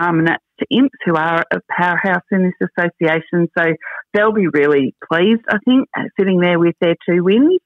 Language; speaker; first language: English; native; English